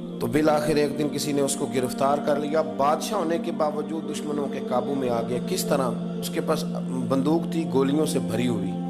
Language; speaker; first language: Urdu; non-native, local second language; Punjabi